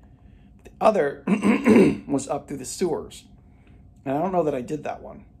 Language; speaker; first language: English; native; English